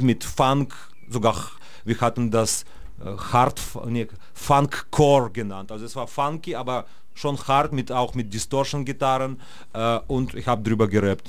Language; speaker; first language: German; non-native, fluent; Russian